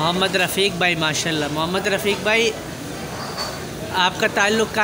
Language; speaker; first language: Hindi; native; Hindi